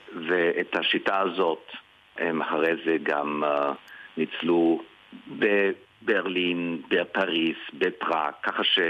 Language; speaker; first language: Hebrew; early bilingual, heritage; Hebrew